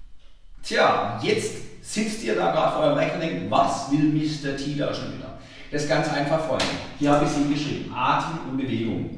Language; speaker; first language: German; native; German